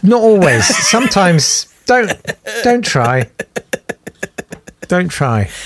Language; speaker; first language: English; native; English